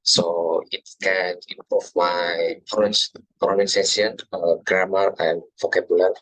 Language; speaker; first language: English; non-native, learner; Indonesian